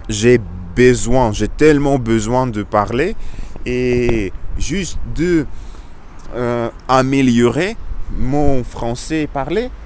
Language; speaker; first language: French; non-native, learner; Russian